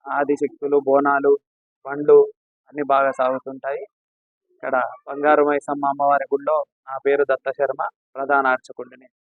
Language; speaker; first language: Telugu; native; Telugu